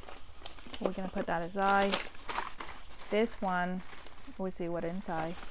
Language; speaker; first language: English; non-native, fluent; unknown